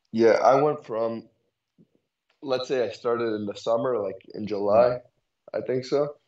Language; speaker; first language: English; native; English